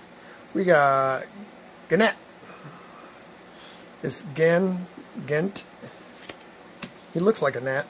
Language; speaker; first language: English; native; English